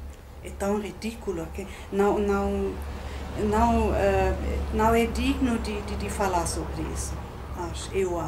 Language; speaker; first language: Portuguese; non-native, fluent; German